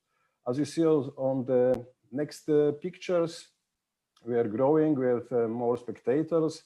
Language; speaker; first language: English; non-native, fluent; Polish